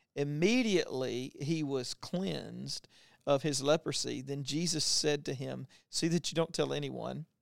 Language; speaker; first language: English; native; English